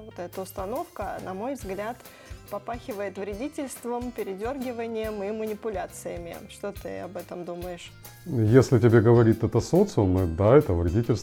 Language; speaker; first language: Russian; native; Russian